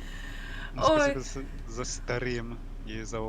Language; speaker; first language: Russian; non-native, learner; English